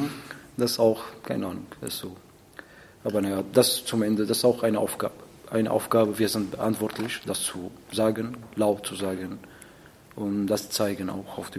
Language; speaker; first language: German; non-native, learner; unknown